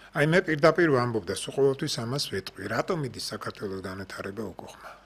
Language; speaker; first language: Georgian; native; Georgian